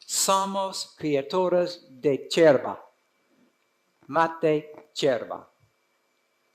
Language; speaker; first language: Spanish; non-native, fluent; English